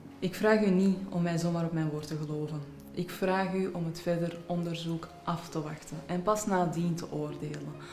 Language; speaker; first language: Dutch; early bilingual, other home language; Arabic